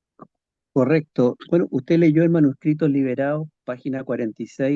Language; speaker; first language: Spanish; native; Spanish